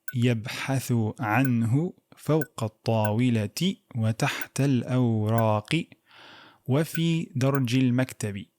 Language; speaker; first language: Arabic; non-native, fluent; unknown